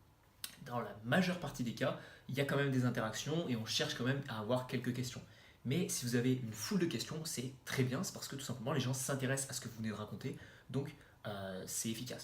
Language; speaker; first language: French; native; French